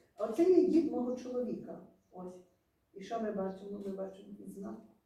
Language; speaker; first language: Ukrainian; native; Ukrainian